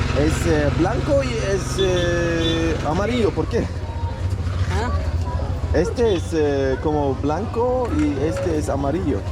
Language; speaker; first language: Spanish; non-native, learner; Turkish